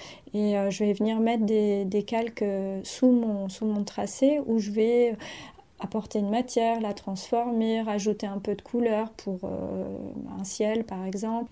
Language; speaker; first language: French; native; French